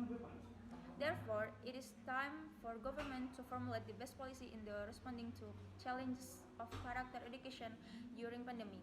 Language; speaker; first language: English; non-native, learner; Indonesian